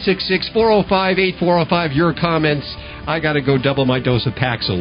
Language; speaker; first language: English; native; English